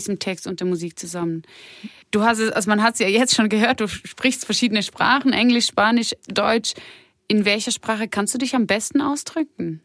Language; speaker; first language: German; native; German